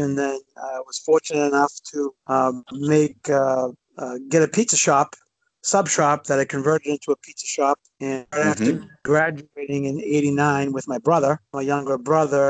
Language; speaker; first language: English; native; English